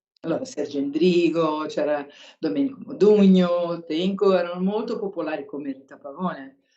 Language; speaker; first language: Italian; non-native, fluent; Portuguese